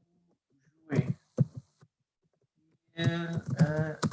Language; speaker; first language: French; non-native, fluent; English